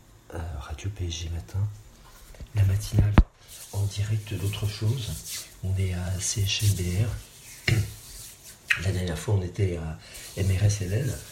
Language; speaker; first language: French; native; French